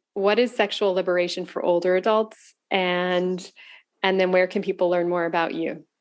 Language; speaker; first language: English; native; English